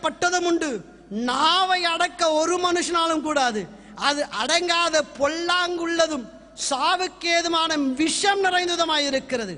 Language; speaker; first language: Tamil; native; Tamil